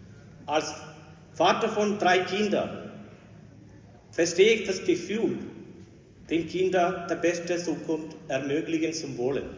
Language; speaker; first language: German; non-native, fluent; Malayalam